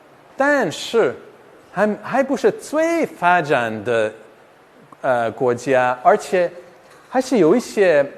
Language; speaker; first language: Chinese; non-native, fluent; English